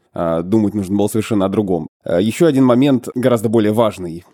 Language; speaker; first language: Russian; native; Russian